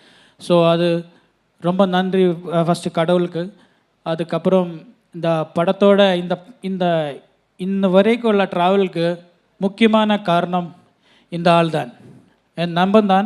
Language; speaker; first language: Tamil; non-native, learner; Malayalam